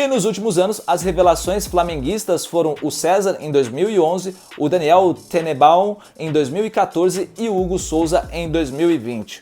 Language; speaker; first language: Portuguese; native; Portuguese